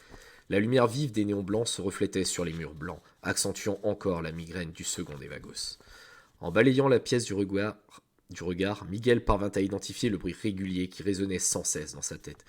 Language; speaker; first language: French; native; French